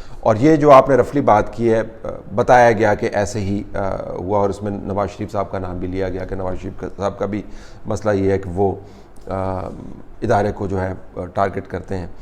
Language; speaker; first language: Urdu; native; Urdu